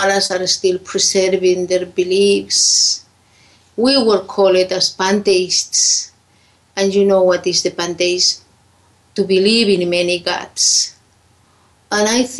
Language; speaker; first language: English; non-native, fluent; Spanish